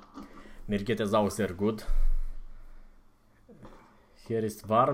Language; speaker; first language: German; non-native, fluent; Romanian